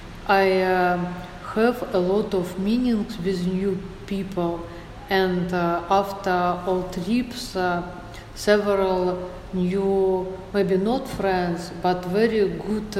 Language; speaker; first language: English; non-native, learner; Russian